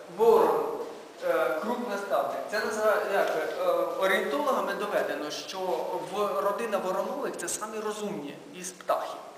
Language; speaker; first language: Ukrainian; native; Ukrainian